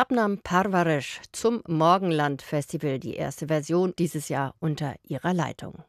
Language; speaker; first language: German; native; German